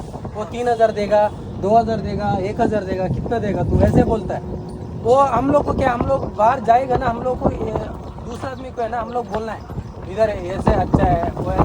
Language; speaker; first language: Hindi; non-native, local second language; Kannada